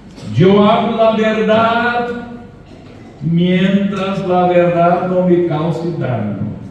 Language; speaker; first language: Spanish; non-native, fluent; Portuguese